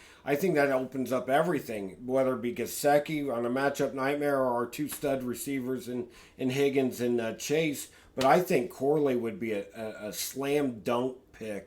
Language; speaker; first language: English; native; English